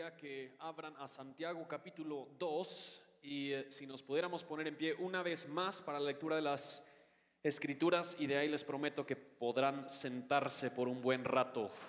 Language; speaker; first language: Spanish; non-native, fluent; English